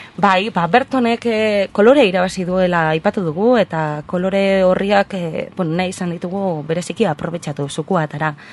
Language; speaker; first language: Basque; native; Basque